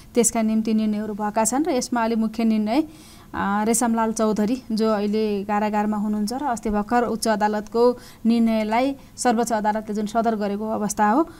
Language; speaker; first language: Nepali; native; Nepali